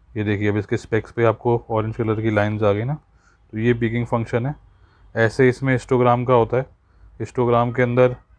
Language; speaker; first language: Hindi; native; Hindi